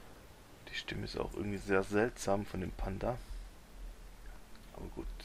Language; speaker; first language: German; native; German